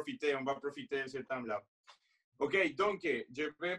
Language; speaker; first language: French; non-native, fluent; Spanish